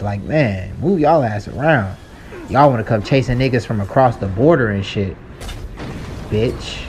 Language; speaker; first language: English; native; English